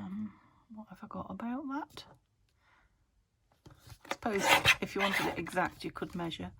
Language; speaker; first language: English; native; English